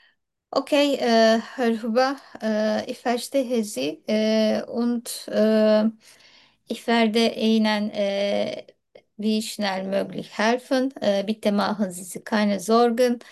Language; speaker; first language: German; non-native, learner; Turkish